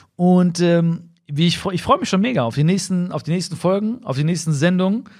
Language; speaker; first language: German; native; German